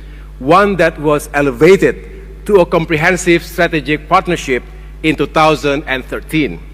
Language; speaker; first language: English; non-native, fluent; Indonesian